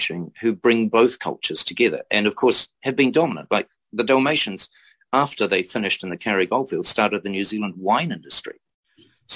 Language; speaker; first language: English; native; English